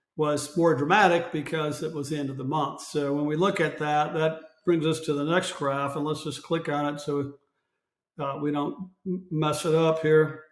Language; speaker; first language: English; native; English